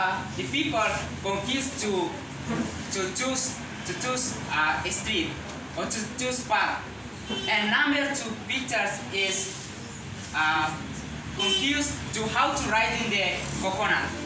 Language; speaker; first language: English; non-native, learner; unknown